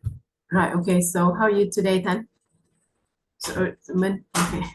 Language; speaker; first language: English; non-native, fluent; Vietnamese